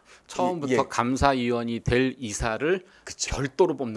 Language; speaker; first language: Korean; native; Korean